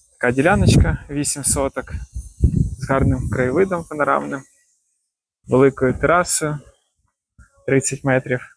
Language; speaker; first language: Ukrainian; native; Ukrainian